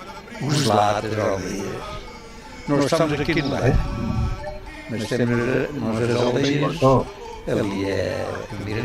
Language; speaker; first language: Portuguese; non-native, local second language; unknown